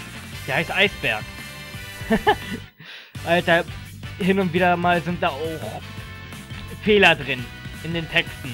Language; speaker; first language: German; native; German